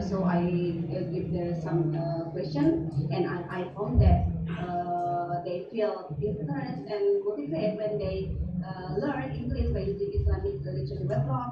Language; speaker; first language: English; non-native, learner; Indonesian